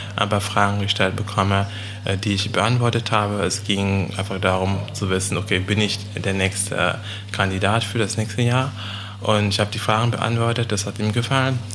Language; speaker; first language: German; non-native, fluent; French